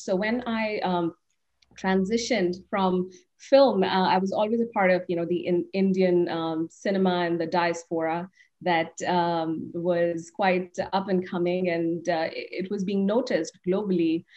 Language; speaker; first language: English; non-native, local second language; Hindi